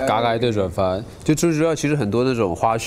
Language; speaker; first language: Chinese; native; Chinese